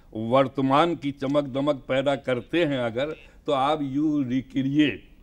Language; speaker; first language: Hindi; native; Hindi